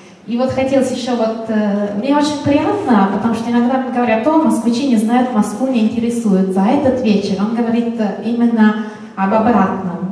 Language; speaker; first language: Russian; non-native, fluent; Italian